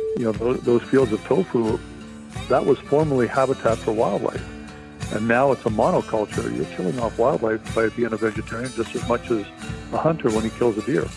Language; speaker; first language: English; native; English